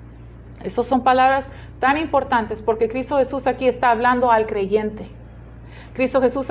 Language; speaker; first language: Spanish; native; Spanish